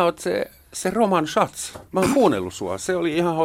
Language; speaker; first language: Finnish; native; Finnish